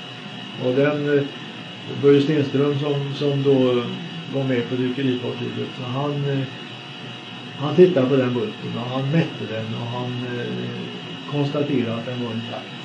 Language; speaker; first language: Swedish; native; Swedish